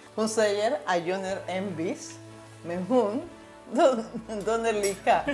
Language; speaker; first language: Swedish; non-native, learner; Spanish